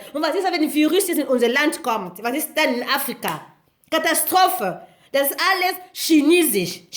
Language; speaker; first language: German; non-native, learner; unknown